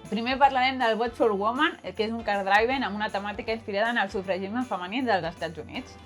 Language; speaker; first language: Catalan; native; Catalan